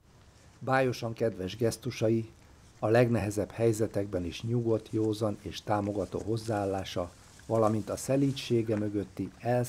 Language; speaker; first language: Hungarian; native; Hungarian